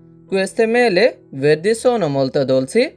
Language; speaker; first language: Italian; non-native, fluent; Bangla